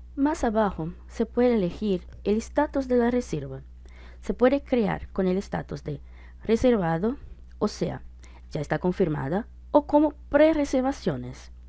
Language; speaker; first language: Spanish; non-native, fluent; Portuguese